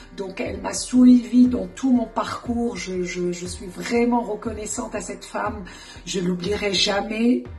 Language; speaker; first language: French; non-native, local second language; Arabic